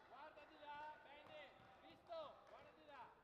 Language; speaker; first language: Italian; native; Italian